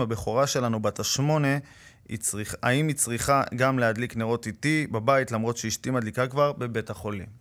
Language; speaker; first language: Hebrew; native; Hebrew